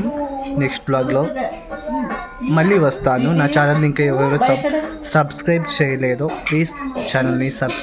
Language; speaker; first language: Telugu; non-native, local second language; Kannada